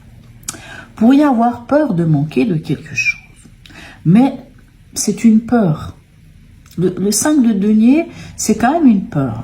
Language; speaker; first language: French; native; French